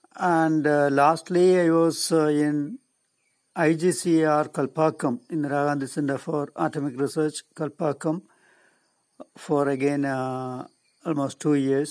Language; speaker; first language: English; non-native, local second language; Malayalam